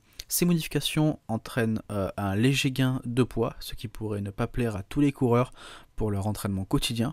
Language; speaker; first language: French; native; French